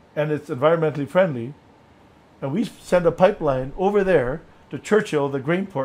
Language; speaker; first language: English; native; English